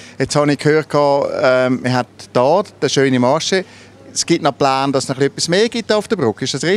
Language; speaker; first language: German; native; German